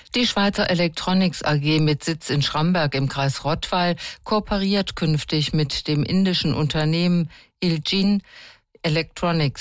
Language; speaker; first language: German; native; German